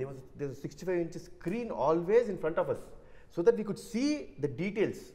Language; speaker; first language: Telugu; native; Telugu